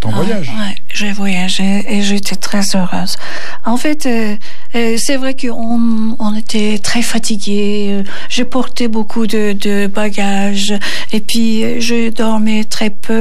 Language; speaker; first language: French; non-native, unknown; Turkish